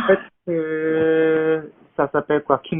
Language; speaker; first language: French; non-native, learner; Korean